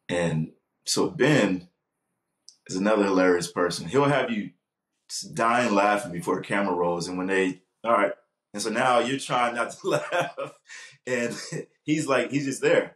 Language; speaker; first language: English; native; English